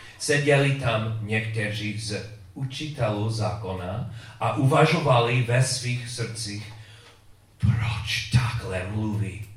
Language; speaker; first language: Czech; non-native, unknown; English